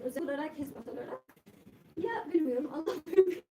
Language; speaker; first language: Turkish; non-native, learner; Arabic